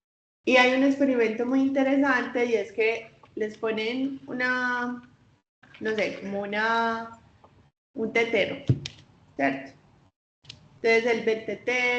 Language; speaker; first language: Spanish; native; Spanish